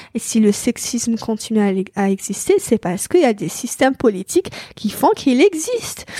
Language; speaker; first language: French; non-native, local second language; Arabic